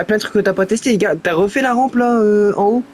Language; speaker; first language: French; native; French